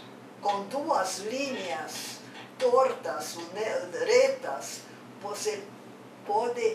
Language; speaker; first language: Portuguese; non-native, fluent; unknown